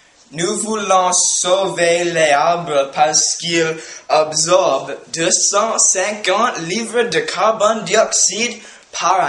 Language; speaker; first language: French; non-native, learner; English